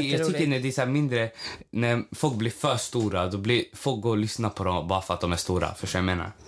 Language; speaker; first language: Swedish; native; Swedish